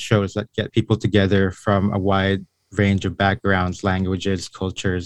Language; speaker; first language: English; non-native, local second language; Filipino